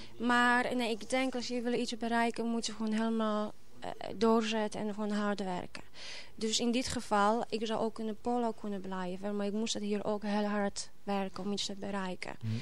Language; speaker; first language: Dutch; non-native, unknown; Polish